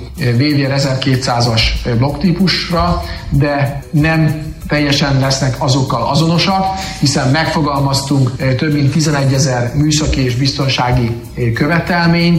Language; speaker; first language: Hungarian; native; Hungarian